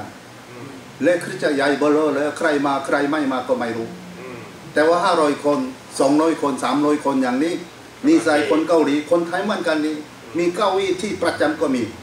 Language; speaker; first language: Thai; non-native, fluent; Korean